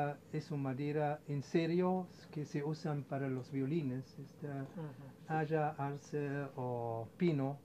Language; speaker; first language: Spanish; non-native, fluent; German